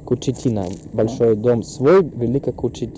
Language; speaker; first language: Russian; native; Russian